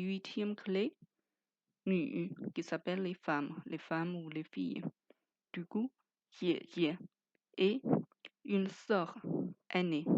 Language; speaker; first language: French; non-native, fluent; Chinese